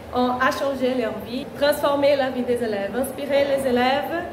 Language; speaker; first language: French; non-native, fluent; Portuguese